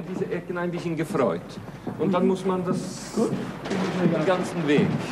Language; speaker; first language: German; non-native, fluent; Swedish